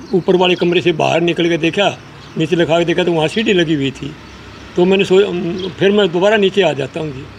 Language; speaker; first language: Hindi; native; Hindi